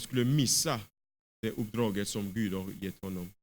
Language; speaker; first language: Swedish; non-native, fluent; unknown